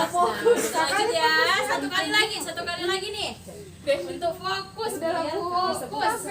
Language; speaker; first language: Indonesian; native; Indonesian